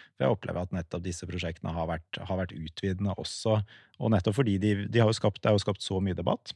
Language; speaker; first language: Norwegian; native; Norwegian